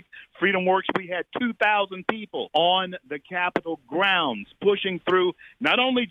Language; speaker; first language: English; native; English